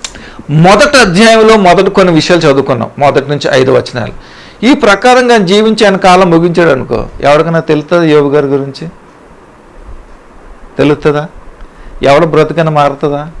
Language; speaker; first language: Telugu; native; Telugu